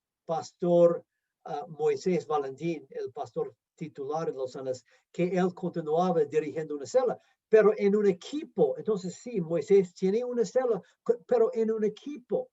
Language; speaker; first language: Spanish; non-native, fluent; English